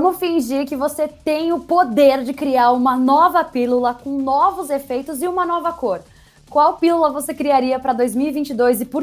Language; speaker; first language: Portuguese; native; Portuguese